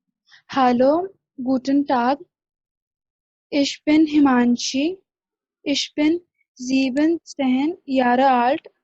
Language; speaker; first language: German; non-native, learner; Hindi